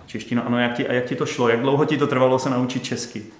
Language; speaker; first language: Czech; native; Czech